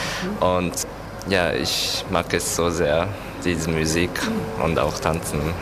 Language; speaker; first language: German; non-native, learner; Japanese